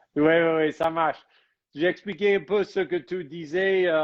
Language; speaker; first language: French; non-native, fluent; English